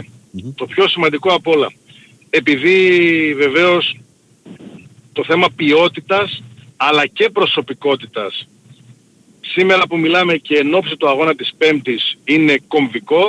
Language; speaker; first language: Greek; native; Greek